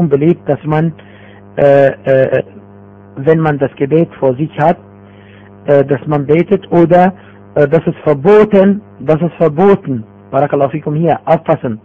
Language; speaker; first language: German; non-native, fluent; Arabic